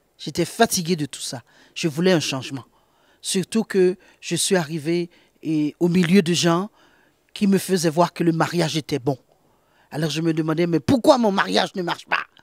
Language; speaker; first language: French; non-native, local second language; Haitian Creole